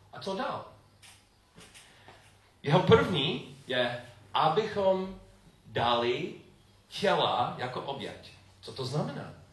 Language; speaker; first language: Czech; non-native, learner; English